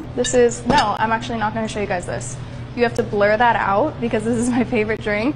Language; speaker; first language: English; native; English